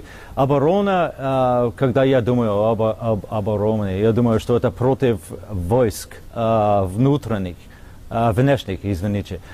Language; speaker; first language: Russian; non-native, fluent; English